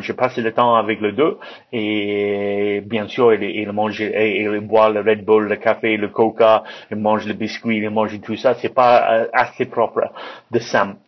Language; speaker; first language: French; non-native, learner; English